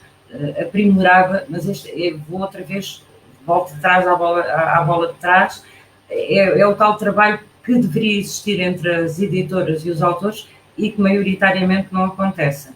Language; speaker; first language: Portuguese; native; Portuguese